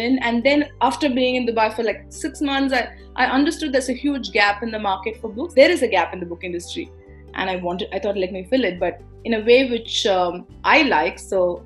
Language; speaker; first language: English; non-native, local second language; Tamil